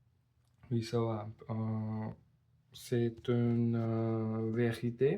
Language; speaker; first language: French; non-native, learner; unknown